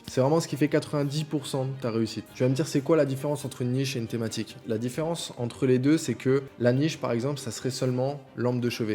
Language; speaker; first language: French; native; French